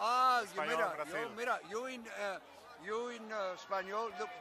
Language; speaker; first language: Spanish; non-native, learner; English